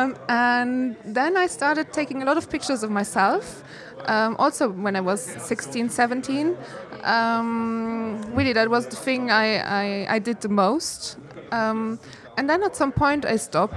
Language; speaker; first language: English; non-native, fluent; Luxembourgish